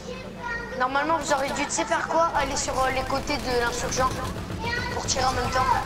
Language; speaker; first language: French; native; French